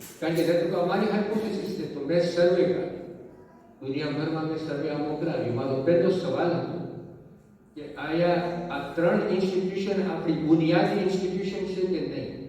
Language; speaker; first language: Gujarati; early bilingual, heritage; Gujarati